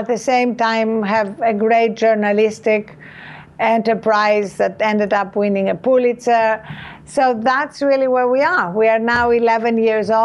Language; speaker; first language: English; non-native, fluent; Greek